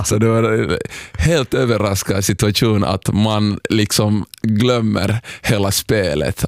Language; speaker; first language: Swedish; non-native, fluent; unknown